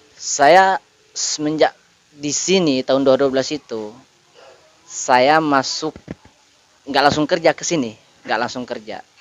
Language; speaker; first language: Indonesian; native; Indonesian